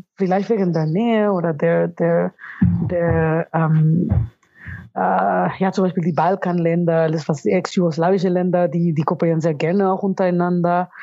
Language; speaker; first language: German; non-native, fluent; Spanish